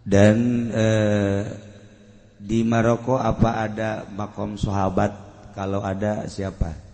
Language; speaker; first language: Indonesian; non-native, local second language; Sundanese